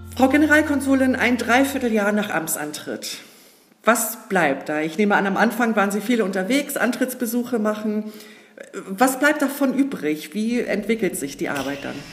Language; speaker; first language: German; native; German